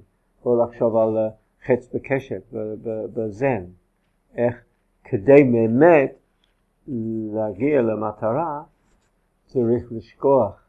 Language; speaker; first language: Hebrew; non-native, fluent; English